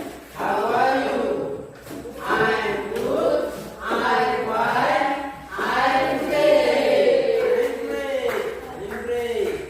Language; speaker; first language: English; non-native, learner; Indonesian